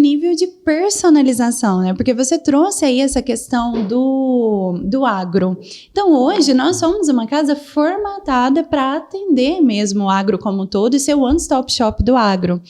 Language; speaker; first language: Portuguese; native; Portuguese